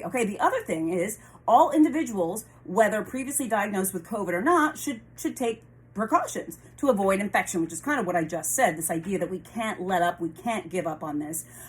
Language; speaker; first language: English; native; English